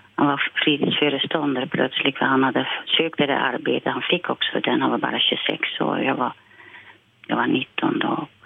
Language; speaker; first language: Swedish; non-native, fluent; Dutch